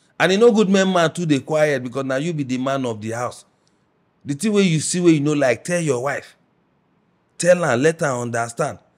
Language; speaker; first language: Nigerian Pidgin; non-native, local second language; Yoruba